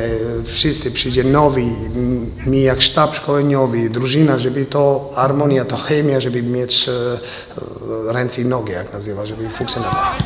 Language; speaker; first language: Polish; non-native, fluent; Albanian